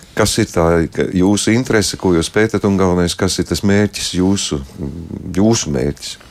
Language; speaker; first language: Latvian; native; Latvian